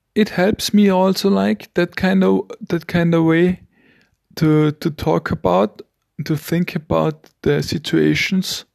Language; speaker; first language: English; non-native, fluent; German